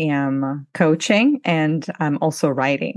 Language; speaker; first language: English; non-native, fluent; Ukrainian